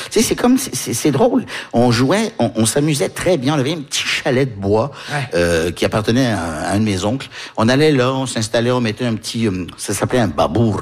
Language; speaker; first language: French; early bilingual, other home language; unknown